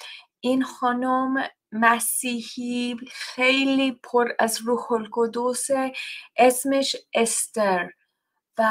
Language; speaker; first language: Persian; non-native, fluent; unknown